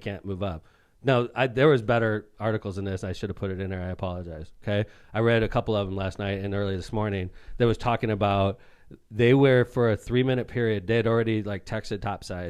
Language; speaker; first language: English; native; English